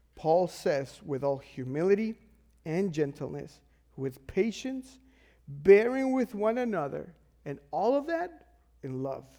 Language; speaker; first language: English; non-native, fluent; Spanish